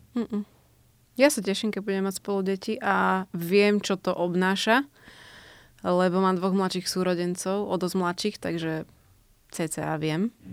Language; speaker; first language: Slovak; native; Slovak